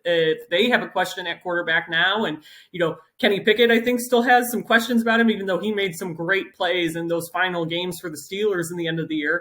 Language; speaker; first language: English; native; English